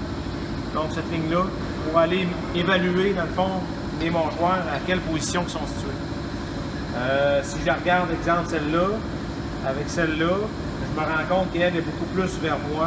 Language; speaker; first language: French; native; French